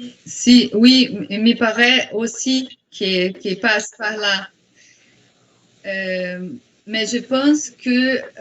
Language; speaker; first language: French; non-native, fluent; Portuguese